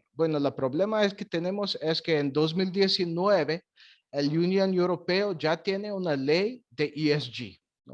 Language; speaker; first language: Spanish; non-native, fluent; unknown